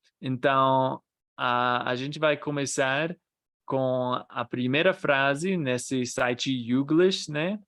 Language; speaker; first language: Portuguese; non-native, fluent; English